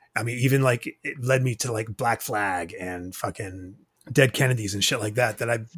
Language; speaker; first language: English; native; English